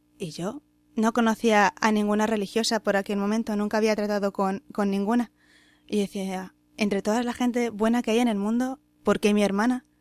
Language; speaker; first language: Spanish; native; Spanish